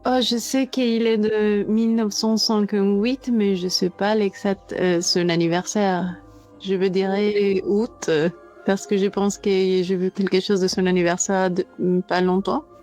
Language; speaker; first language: French; non-native, fluent; Spanish